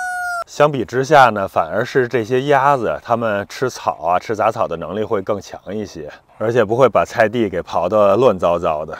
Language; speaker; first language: Chinese; native; Chinese